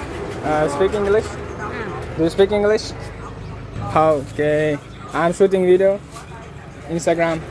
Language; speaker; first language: English; non-native, learner; Russian